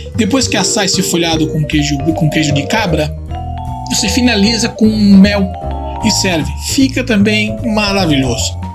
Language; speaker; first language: Portuguese; non-native, fluent; Italian